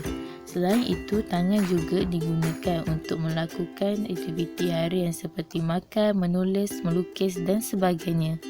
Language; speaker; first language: Malay; native; Malay